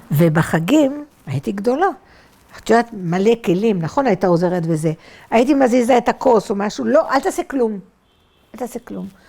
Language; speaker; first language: Hebrew; non-native, fluent; French